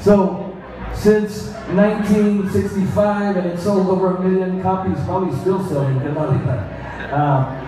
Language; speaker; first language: English; early bilingual, other home language; Spanish